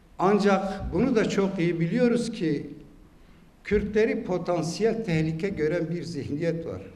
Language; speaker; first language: Turkish; non-native, local second language; Kurdish